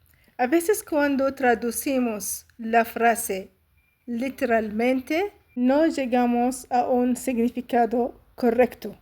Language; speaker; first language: Spanish; non-native, fluent; Arabic